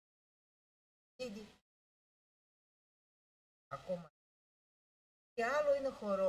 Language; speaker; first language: Greek; non-native, learner; Russian